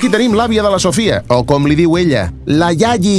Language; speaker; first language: Catalan; native; Catalan